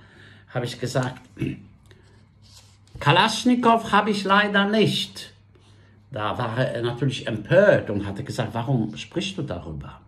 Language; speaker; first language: German; non-native, fluent; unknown